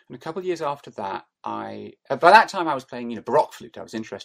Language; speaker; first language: English; native; English